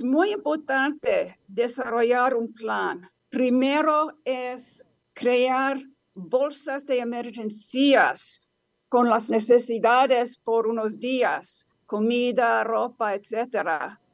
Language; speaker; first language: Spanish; non-native, learner; English